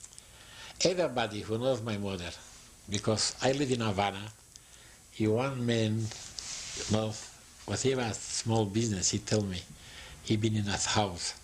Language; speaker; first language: English; non-native, learner; Yiddish